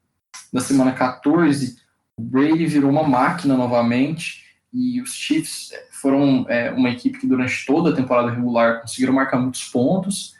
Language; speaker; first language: Portuguese; native; Portuguese